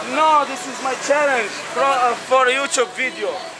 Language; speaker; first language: English; non-native, learner; Arabic